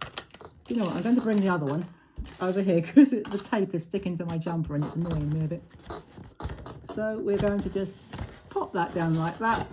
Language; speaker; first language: English; native; English